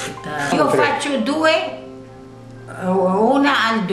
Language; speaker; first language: Italian; non-native, learner; Arabic